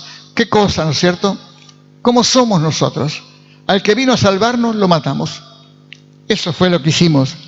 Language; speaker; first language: Spanish; native; Spanish